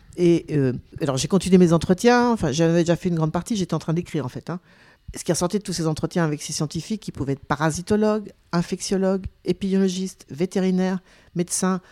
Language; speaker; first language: French; native; French